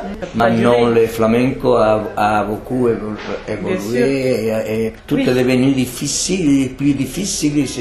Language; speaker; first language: French; non-native, fluent; Spanish